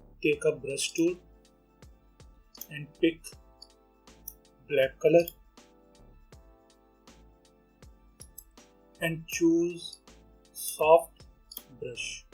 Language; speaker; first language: English; non-native, local second language; Hindi